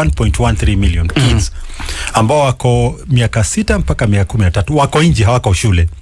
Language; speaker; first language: Swahili; non-native, local second language; Kikuyu